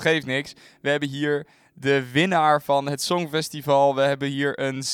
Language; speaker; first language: Dutch; native; Dutch